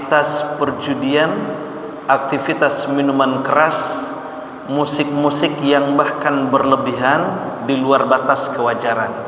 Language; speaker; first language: Indonesian; native; Indonesian